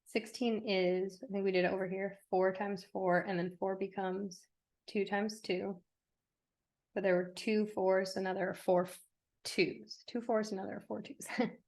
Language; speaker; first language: English; native; English